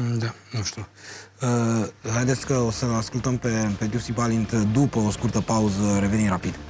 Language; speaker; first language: Romanian; native; Romanian